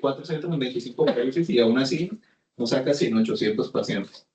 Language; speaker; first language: Spanish; native; Spanish